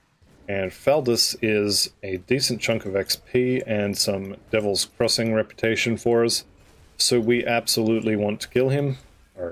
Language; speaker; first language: English; native; English